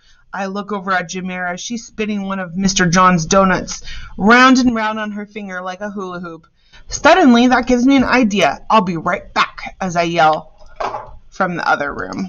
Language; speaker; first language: English; native; English